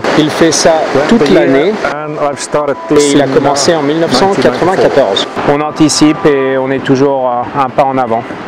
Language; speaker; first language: French; early bilingual, heritage; Finnish